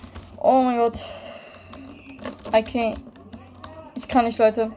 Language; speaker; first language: German; early bilingual, other home language; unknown